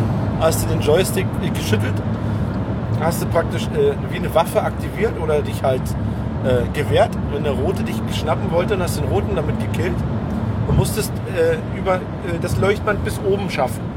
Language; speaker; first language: German; native; German